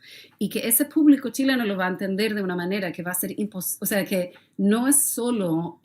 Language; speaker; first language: Spanish; non-native, fluent; English